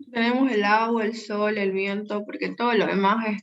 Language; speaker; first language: Spanish; native; Spanish